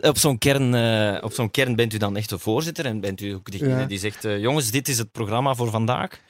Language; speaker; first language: Dutch; native; Dutch